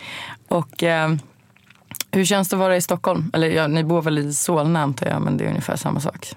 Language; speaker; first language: Swedish; native; Swedish